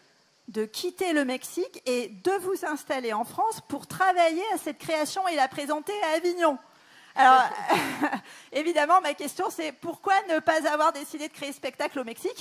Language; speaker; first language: French; native; French